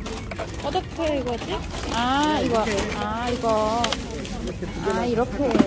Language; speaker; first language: Korean; non-native, learner; Vietnamese